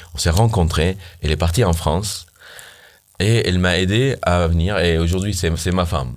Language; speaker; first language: French; non-native, fluent; Arabic